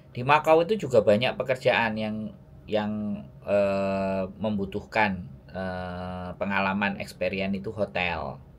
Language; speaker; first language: Indonesian; native; Indonesian